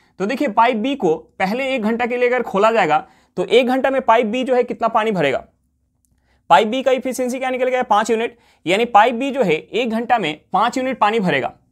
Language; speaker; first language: Hindi; native; Hindi